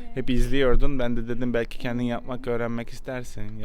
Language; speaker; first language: Turkish; native; Turkish